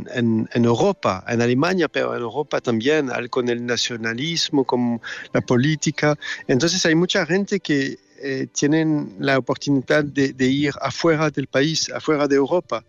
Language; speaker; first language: Spanish; non-native, fluent; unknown